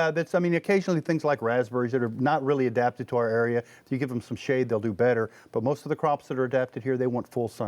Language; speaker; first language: English; native; English